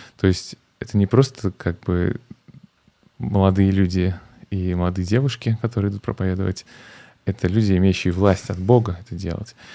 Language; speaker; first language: Russian; native; Russian